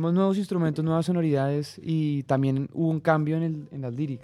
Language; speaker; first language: Spanish; native; Spanish